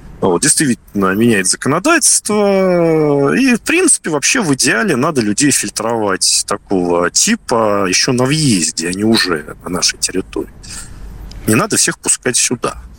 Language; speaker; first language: Russian; native; Russian